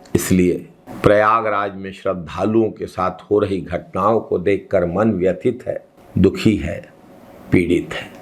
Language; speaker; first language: Hindi; native; Hindi